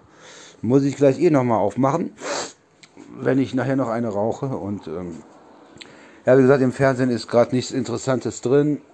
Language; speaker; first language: German; native; German